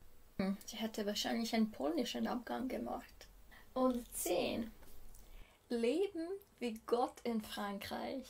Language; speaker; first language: German; non-native, fluent; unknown